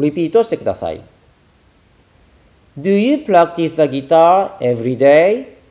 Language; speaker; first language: English; non-native, fluent; Japanese